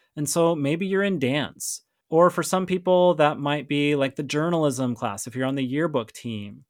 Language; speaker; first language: English; native; English